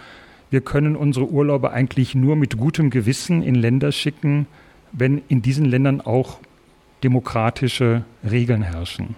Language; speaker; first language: German; native; German